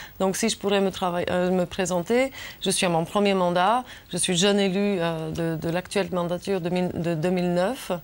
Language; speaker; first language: French; non-native, fluent; Bulgarian